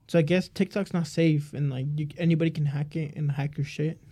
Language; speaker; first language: English; early bilingual, other home language; Spanish